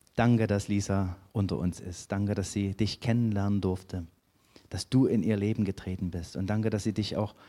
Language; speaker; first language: German; native; German